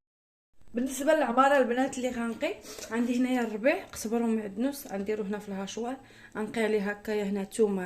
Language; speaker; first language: Arabic; native; Arabic